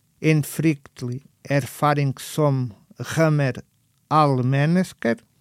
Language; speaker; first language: Norwegian; non-native, fluent; Portuguese